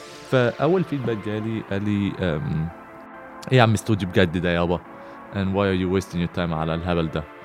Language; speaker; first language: Arabic; early bilingual, heritage; Arabic